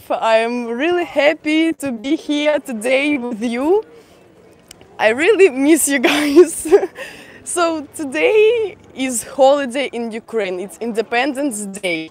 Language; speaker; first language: English; non-native, fluent; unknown